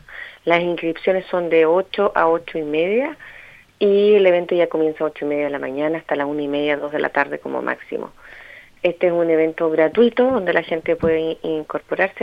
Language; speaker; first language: Spanish; native; Spanish